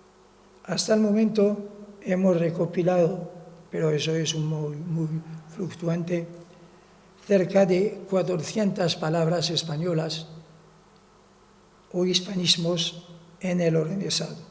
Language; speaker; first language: Spanish; non-native, fluent; Arabic